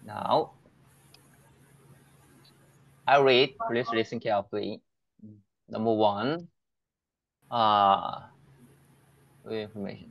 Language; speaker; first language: English; non-native, learner; Korean